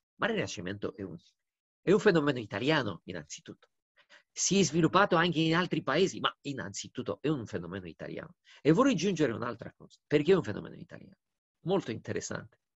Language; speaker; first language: Italian; non-native, fluent; Romanian